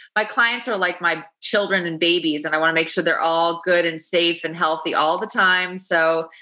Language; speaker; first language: English; native; English